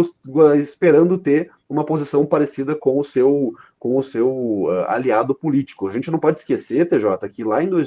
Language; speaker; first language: Portuguese; native; Portuguese